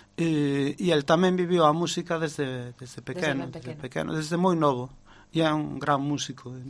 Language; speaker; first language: Galician; native; Galician